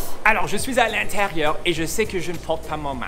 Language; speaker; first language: French; non-native, learner; English